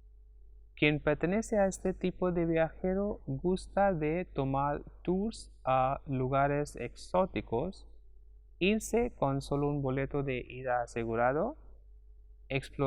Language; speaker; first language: Spanish; non-native, fluent; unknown